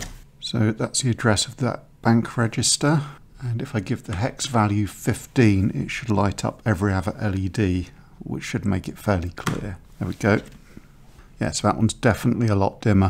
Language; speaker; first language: English; native; English